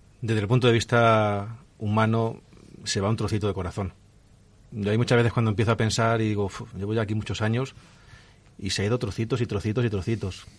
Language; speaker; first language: Spanish; native; Spanish